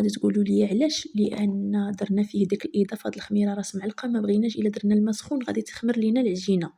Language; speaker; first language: Arabic; native; Arabic